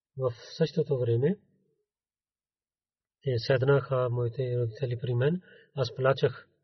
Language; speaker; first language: Bulgarian; non-native, learner; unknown